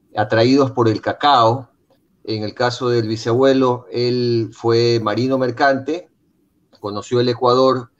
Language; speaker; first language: Spanish; native; Spanish